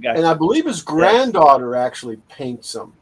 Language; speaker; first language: English; native; English